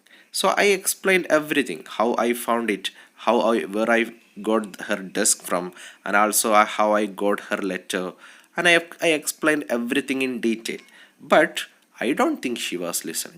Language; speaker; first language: English; non-native, local second language; Malayalam